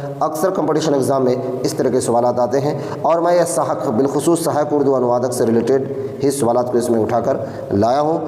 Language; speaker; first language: Urdu; native; Urdu